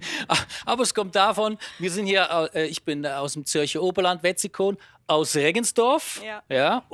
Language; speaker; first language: German; native; German